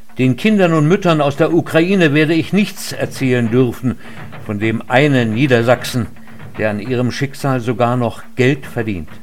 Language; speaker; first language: German; native; German